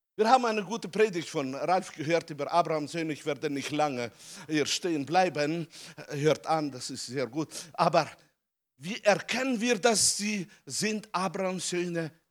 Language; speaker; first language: German; non-native, fluent; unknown